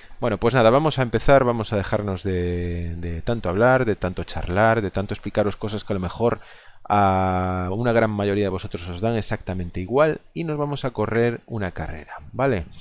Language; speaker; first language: Spanish; non-native, local second language; Galician